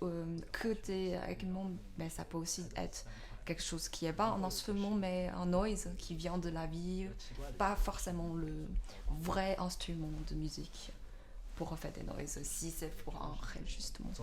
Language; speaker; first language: French; non-native, learner; Chinese